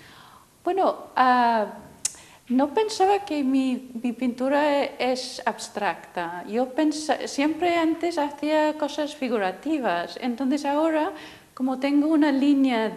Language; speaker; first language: Spanish; non-native, fluent; English